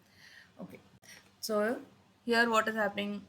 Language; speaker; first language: English; non-native, local second language; Tamil